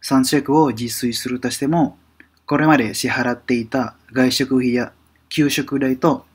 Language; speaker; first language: Japanese; non-native, fluent; Indonesian